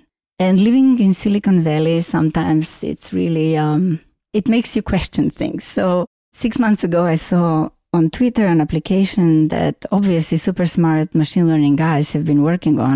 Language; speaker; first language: English; non-native, fluent; Macedonian